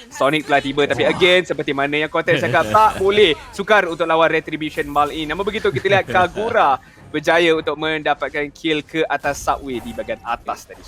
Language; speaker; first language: Malay; native; Malay